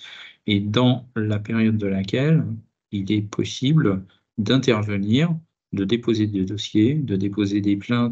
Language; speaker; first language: French; native; French